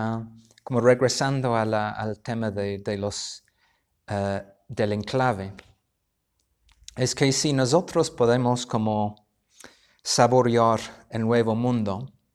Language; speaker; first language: Spanish; non-native, fluent; English